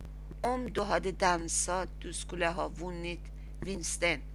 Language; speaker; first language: Swedish; non-native, learner; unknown